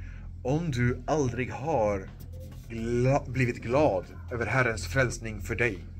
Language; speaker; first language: Swedish; non-native, local second language; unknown